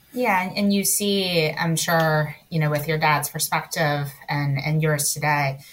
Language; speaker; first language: English; early bilingual, other home language; Spanish